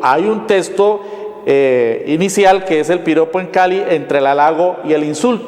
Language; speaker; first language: Spanish; native; Spanish